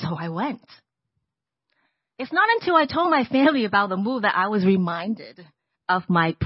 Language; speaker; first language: English; non-native, local second language; Cantonese